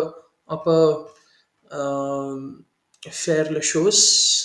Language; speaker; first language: French; non-native, learner; Hindi